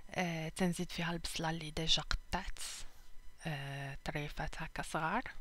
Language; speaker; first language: Arabic; native; Arabic